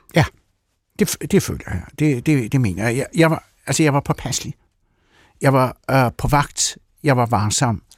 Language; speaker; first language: Danish; early bilingual, other home language; Russian